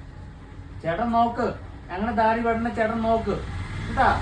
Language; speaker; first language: Malayalam; non-native, learner; Hindi